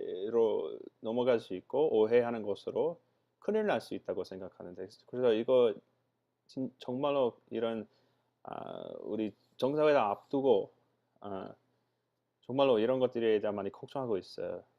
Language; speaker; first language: Korean; non-native, fluent; English